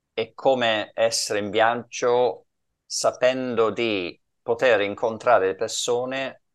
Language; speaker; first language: Italian; non-native, fluent; English